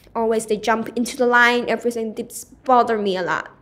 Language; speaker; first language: English; non-native, local second language; Cantonese